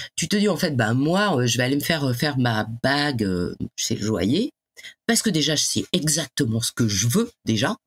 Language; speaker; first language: French; native; French